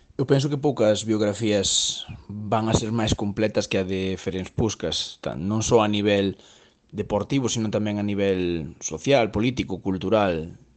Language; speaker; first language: Galician; native; Galician